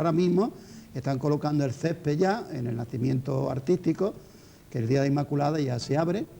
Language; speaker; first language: Spanish; native; Spanish